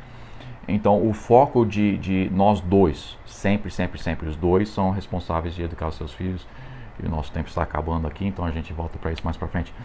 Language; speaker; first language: Portuguese; non-native, fluent; English